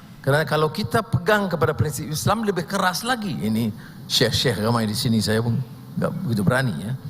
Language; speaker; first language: Malay; native; Malay